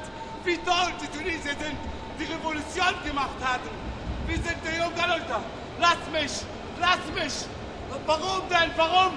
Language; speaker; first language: German; non-native, learner; Arabic